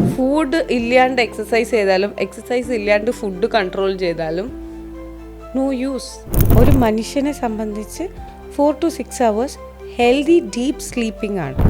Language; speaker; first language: Malayalam; non-native, local second language; Hindi